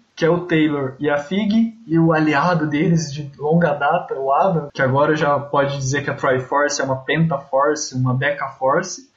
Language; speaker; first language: Portuguese; native; Portuguese